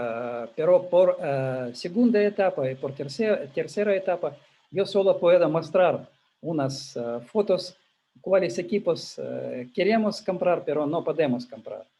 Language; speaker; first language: Spanish; non-native, learner; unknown